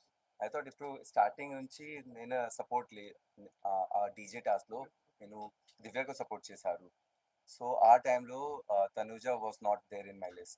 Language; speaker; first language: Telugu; non-native, learner; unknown